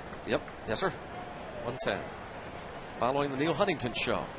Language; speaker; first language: English; native; English